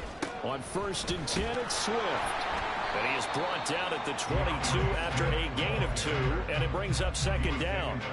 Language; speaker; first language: English; native; English